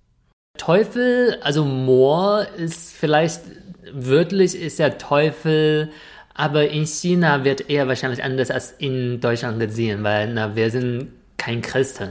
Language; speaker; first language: German; non-native, fluent; Chinese